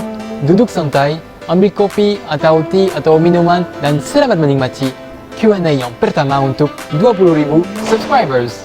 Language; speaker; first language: Indonesian; non-native, fluent; French